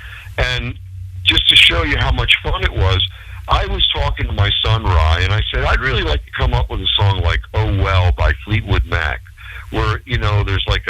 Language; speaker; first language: English; native; English